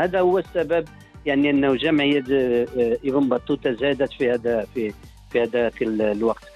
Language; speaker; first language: Arabic; early bilingual, heritage; Arabic